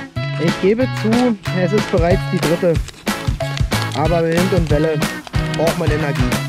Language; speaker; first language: German; native; German